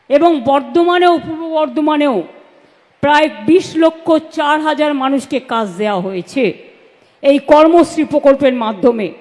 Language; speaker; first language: Bangla; native; Bangla